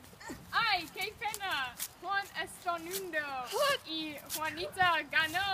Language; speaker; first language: Spanish; non-native, learner; English